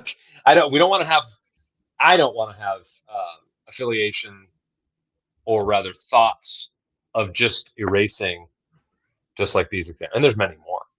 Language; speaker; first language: English; native; English